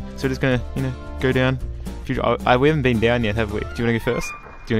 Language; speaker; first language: English; native; English